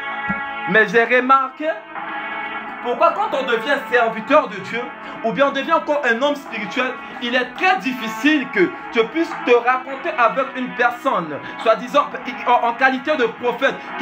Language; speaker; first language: French; non-native, local second language; Swahili